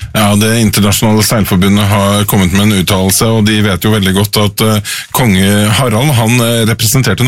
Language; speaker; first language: Norwegian; native; Norwegian